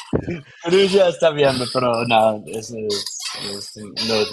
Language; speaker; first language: Spanish; non-native, learner; English